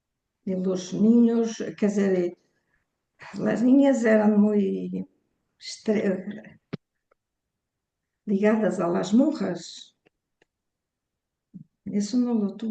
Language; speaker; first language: Spanish; early bilingual, heritage; Portuguese